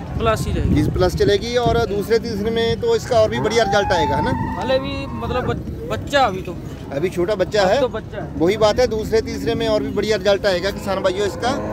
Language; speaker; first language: Hindi; non-native, local second language; Punjabi